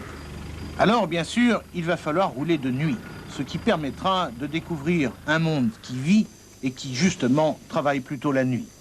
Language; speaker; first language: French; native; French